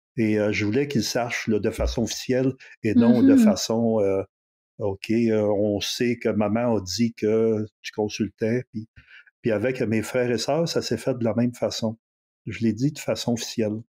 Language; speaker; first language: French; native; French